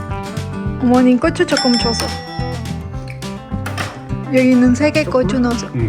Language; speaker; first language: Korean; non-native, learner; Spanish